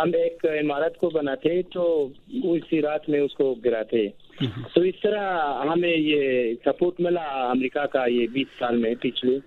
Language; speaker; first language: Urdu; non-native, fluent; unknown